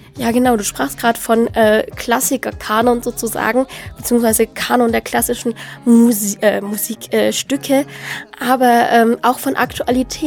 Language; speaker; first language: German; native; German